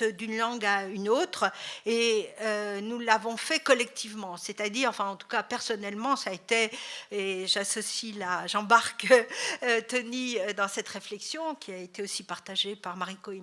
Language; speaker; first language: French; native; French